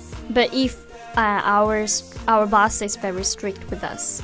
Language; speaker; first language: English; non-native, fluent; Chinese